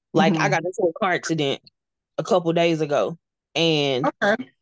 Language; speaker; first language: English; native; English